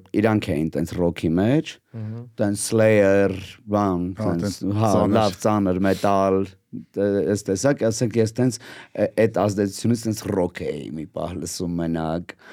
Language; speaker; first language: Armenian; native; Armenian